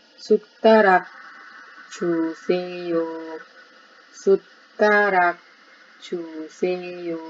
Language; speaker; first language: Korean; non-native, fluent; Thai